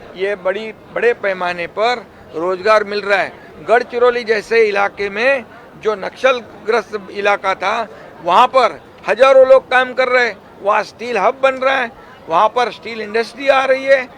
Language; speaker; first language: Hindi; non-native, local second language; Marathi